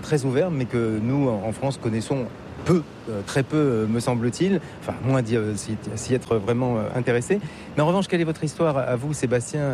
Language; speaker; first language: French; native; French